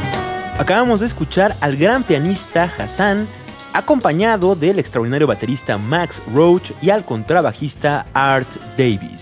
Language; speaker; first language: Spanish; native; Spanish